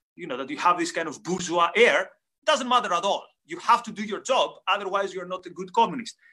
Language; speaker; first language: English; non-native, fluent; Greek